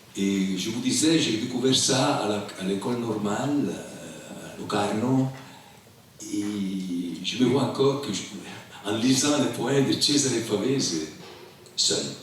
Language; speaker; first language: French; non-native, local second language; Italian